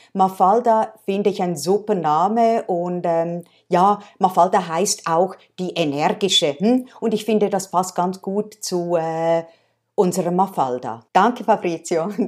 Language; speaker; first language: German; native; German